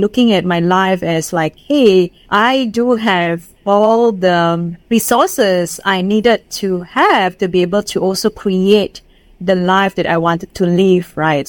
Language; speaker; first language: English; non-native, fluent; Indonesian